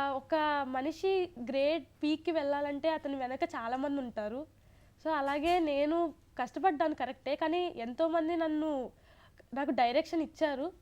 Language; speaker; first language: Telugu; native; Telugu